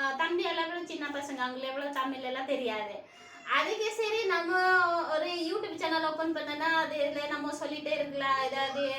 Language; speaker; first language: Tamil; non-native, local second language; Odia